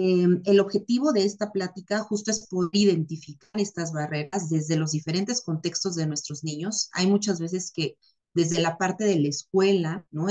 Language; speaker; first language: Spanish; native; Spanish